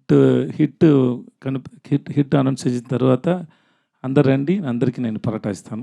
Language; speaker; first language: Telugu; non-native, learner; Tamil